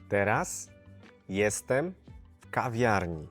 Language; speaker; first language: Polish; native; Polish